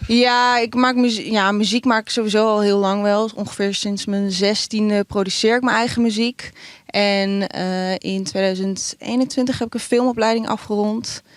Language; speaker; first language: Dutch; non-native, local second language; Western Frisian